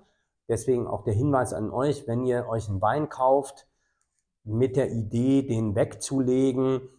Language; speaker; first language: German; native; German